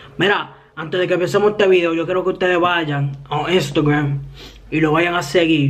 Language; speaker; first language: Spanish; early bilingual, heritage; Spanish